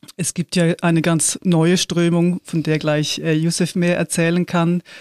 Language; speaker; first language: German; native; German